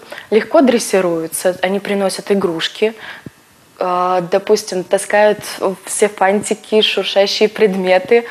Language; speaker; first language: Russian; native; Russian